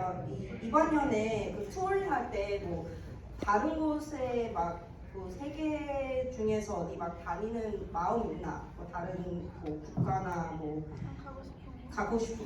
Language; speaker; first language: Korean; early bilingual, heritage; English